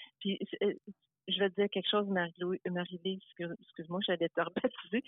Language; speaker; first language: French; early bilingual, other home language; Italian